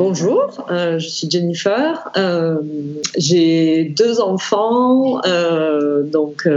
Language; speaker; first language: French; native; French